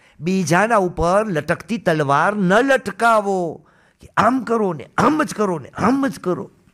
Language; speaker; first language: Gujarati; early bilingual, heritage; Gujarati